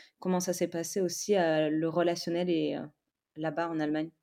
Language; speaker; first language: French; native; French